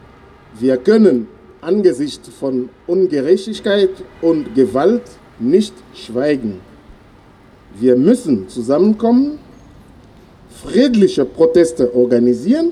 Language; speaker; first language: German; non-native, fluent; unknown